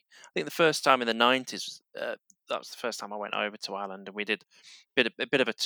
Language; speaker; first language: English; native; English